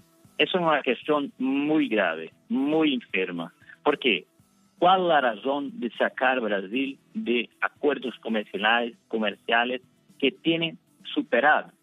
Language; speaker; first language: Spanish; non-native, fluent; Portuguese